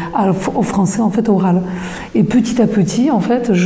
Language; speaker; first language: French; non-native, fluent; Polish